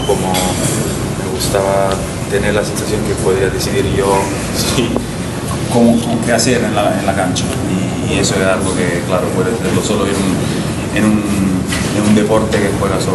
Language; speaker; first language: Spanish; non-native, fluent; Italian